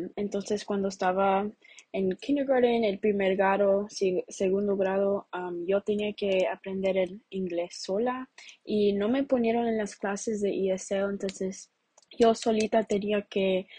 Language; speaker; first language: Spanish; early bilingual, heritage; Spanish